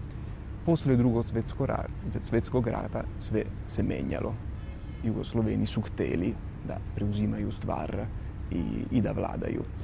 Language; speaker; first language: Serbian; non-native, fluent; Italian